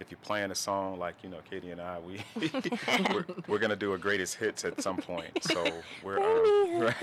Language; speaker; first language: English; native; English